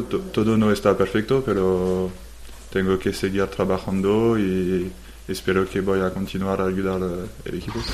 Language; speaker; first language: Spanish; non-native, learner; French